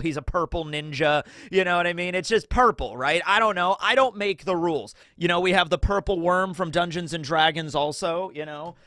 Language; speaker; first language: English; native; English